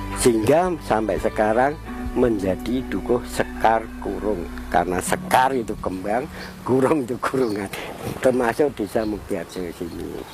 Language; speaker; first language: Indonesian; non-native, local second language; Javanese